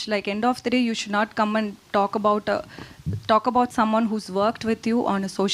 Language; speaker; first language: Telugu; non-native, learner; Tamil